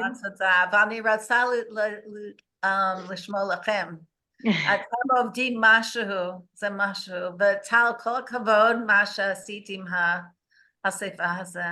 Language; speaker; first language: Hebrew; non-native, learner; English